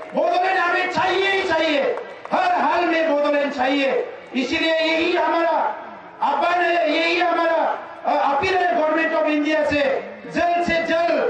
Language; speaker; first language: Hindi; non-native, local second language; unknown